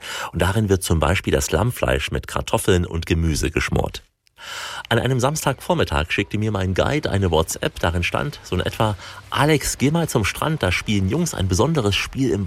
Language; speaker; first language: German; native; German